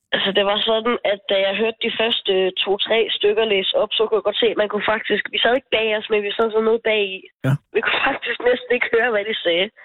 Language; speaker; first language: Danish; native; Danish